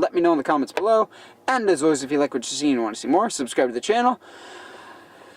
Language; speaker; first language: English; native; English